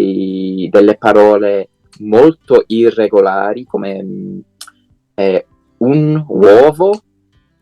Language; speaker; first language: Italian; non-native, fluent; English